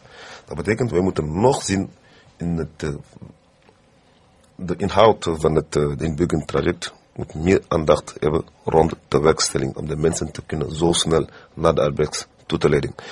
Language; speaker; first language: Dutch; non-native, fluent; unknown